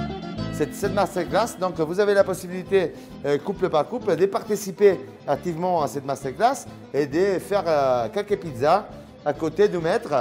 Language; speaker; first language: French; non-native, fluent; Italian